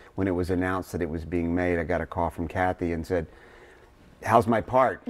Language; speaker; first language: English; native; English